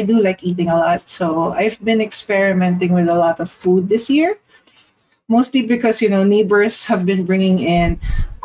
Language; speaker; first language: English; non-native, local second language; Filipino